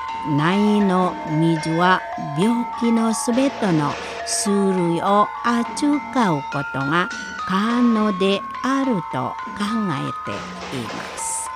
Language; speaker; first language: Japanese; non-native, learner; Indonesian